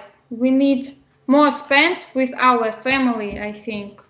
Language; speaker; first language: English; non-native, learner; Russian